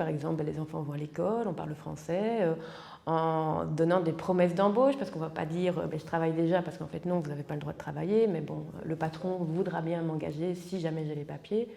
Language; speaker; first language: French; native; French